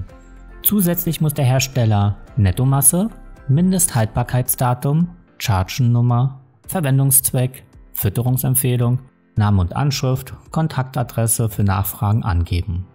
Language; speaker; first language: German; native; German